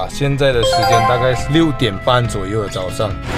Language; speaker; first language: Chinese; native; Chinese